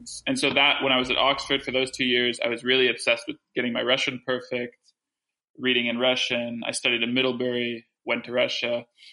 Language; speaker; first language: English; early bilingual, other home language; French